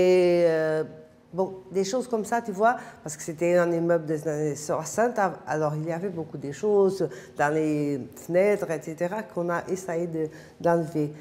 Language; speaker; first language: French; non-native, fluent; Portuguese